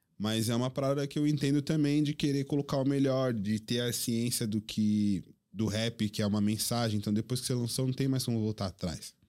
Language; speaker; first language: Portuguese; native; Portuguese